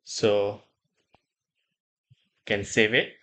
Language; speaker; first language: English; non-native, local second language; Malay